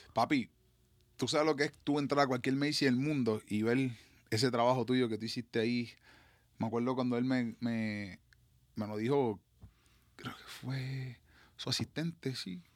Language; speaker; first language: Spanish; native; Spanish